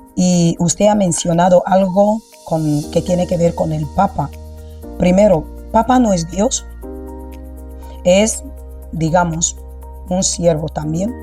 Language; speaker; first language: Spanish; non-native, local second language; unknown